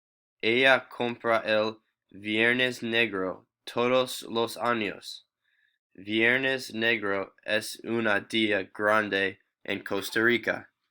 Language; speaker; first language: Spanish; non-native, learner; English